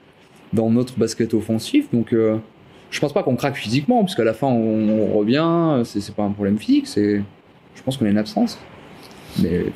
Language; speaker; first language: French; native; French